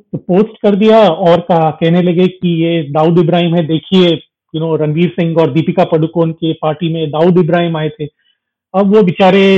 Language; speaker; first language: Hindi; non-native, local second language; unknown